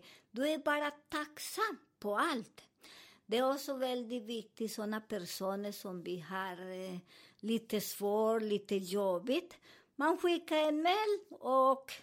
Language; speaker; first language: Swedish; non-native, learner; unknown